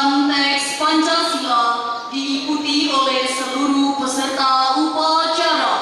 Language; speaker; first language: Indonesian; native; Indonesian